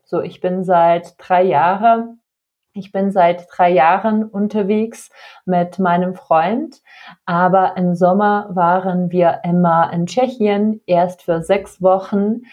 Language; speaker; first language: German; non-native, fluent; Czech